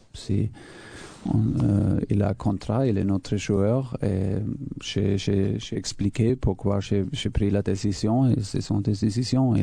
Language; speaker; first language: French; non-native, fluent; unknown